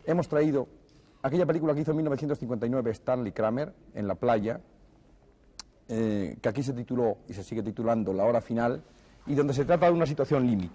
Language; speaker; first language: Spanish; native; Spanish